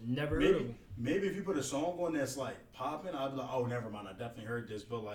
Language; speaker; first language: English; native; English